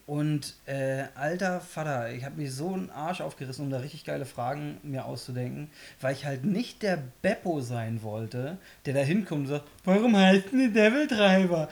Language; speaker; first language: German; early bilingual, other home language; Polish